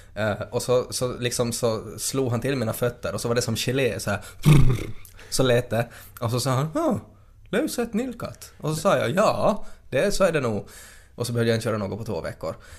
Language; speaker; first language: Swedish; native; Swedish